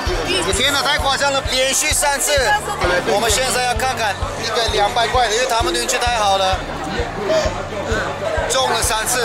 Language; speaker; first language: Chinese; non-native, fluent; Turkish